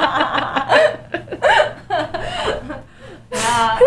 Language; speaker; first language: English; non-native, fluent; Japanese